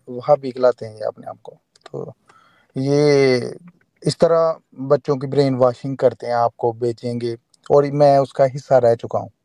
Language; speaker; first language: Urdu; non-native, local second language; Punjabi